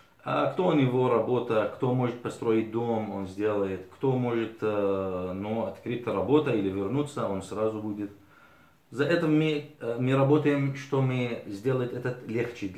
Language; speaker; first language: Russian; early bilingual, heritage; Arabic